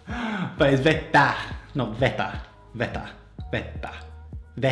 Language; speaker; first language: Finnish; non-native, learner; English